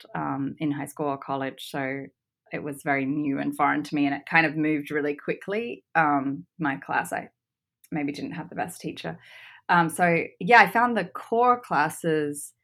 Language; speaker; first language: English; native; English